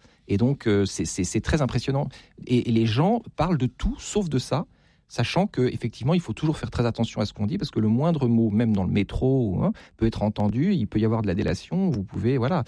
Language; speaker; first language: French; native; French